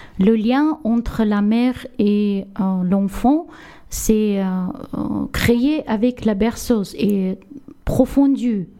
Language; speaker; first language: French; non-native, learner; Armenian